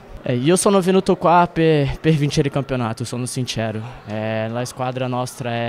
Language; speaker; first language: Italian; non-native, fluent; Portuguese